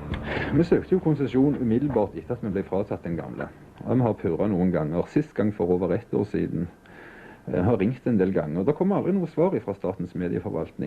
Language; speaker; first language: Norwegian; native; Norwegian